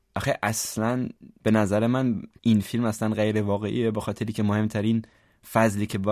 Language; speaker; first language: Persian; non-native, fluent; German